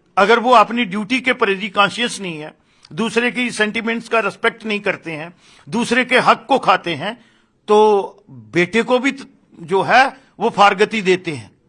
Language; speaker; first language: Hindi; non-native, local second language; Dogri